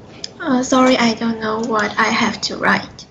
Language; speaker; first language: English; non-native, learner; Chinese